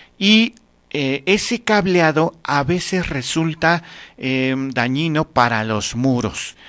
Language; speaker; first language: Spanish; native; Spanish